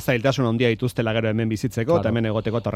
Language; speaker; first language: Basque; native; Basque